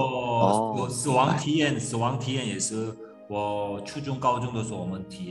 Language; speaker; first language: Chinese; non-native, fluent; Korean